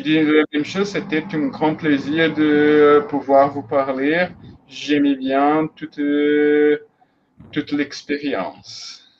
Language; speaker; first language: French; non-native, fluent; Portuguese